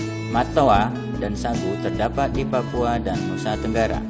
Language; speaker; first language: Indonesian; native; Indonesian